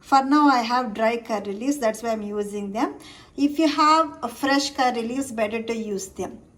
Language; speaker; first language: English; non-native, local second language; Telugu